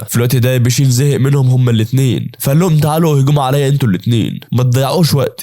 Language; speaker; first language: Arabic; native; Arabic